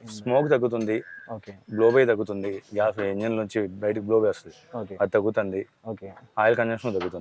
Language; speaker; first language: Telugu; native; Telugu